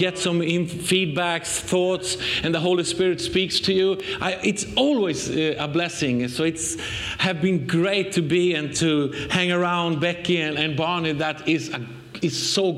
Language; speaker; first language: English; non-native, fluent; Swedish